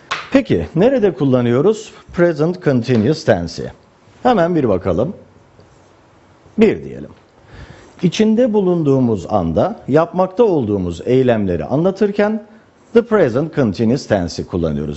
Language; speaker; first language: Turkish; native; Turkish